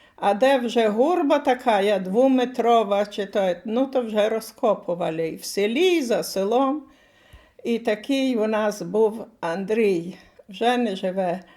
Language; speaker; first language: Ukrainian; native; Ukrainian